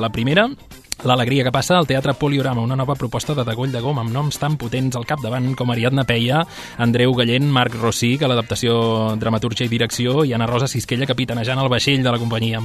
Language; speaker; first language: Catalan; native; Catalan